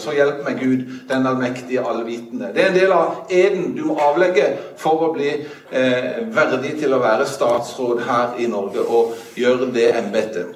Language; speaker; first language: Norwegian; native; Norwegian